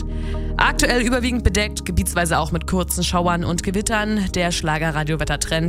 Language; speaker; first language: German; native; German